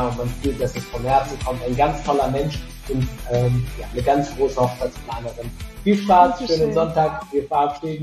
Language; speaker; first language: German; native; German